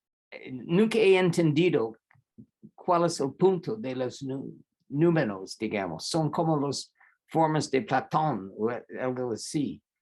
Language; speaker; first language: Spanish; non-native, fluent; English